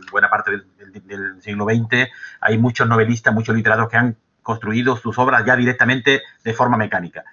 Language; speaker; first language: Spanish; native; Spanish